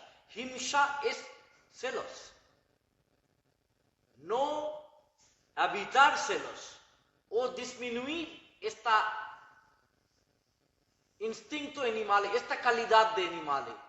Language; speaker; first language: Spanish; non-native, learner; Bangla